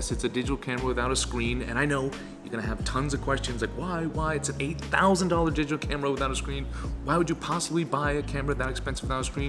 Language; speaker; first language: English; native; English